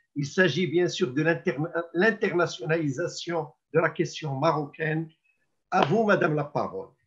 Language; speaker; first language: French; non-native, local second language; Arabic